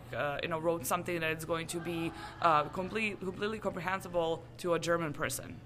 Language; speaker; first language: English; non-native, fluent; Serbian